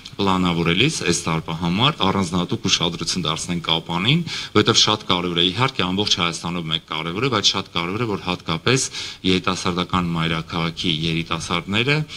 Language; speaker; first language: Armenian; native; Armenian